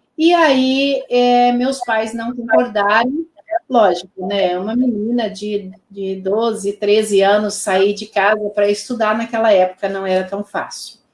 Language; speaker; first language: Portuguese; non-native, local second language; Low German